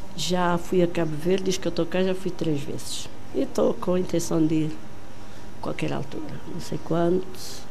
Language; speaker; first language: Portuguese; non-native, local second language; Kabuverdianu